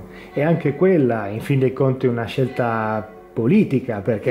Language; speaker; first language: Italian; native; Italian